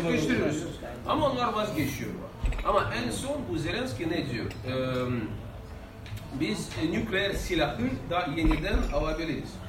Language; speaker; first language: Turkish; non-native, fluent; Russian